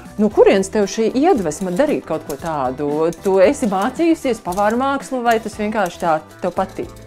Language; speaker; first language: Latvian; native; Latvian